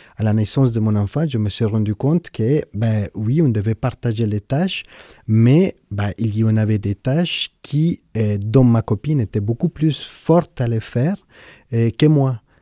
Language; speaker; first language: French; non-native, fluent; Spanish